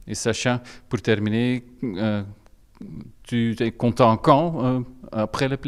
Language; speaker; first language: French; non-native, local second language; Dutch